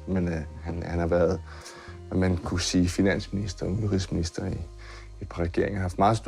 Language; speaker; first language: Danish; native; Danish